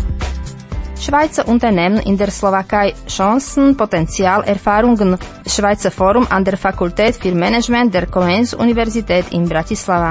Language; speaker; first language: German; non-native, fluent; Slovak